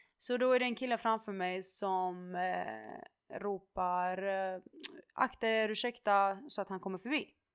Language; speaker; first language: Swedish; early bilingual, other home language; Kurdish